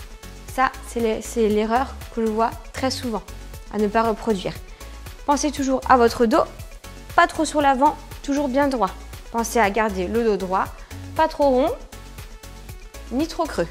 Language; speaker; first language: French; native; French